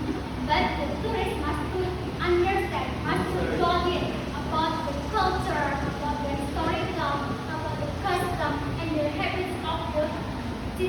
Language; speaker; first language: English; non-native, learner; Indonesian